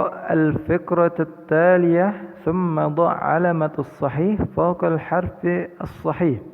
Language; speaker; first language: Arabic; non-native, fluent; Indonesian